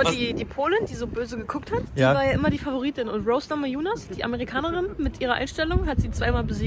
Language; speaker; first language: German; native; German